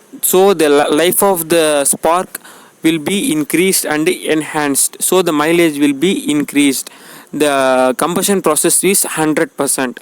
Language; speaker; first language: English; non-native, local second language; Tamil